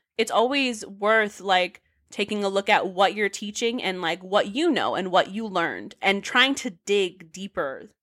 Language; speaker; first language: English; native; English